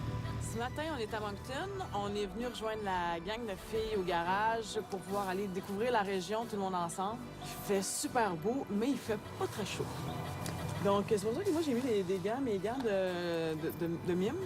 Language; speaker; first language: French; native; French